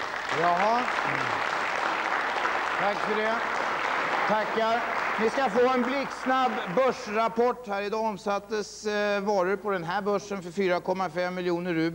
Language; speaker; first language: Swedish; native; Swedish